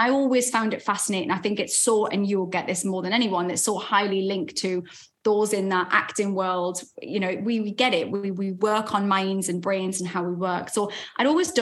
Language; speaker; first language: English; native; English